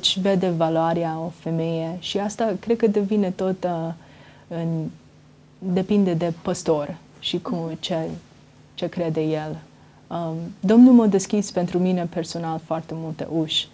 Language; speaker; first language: Romanian; early bilingual, heritage; Romanian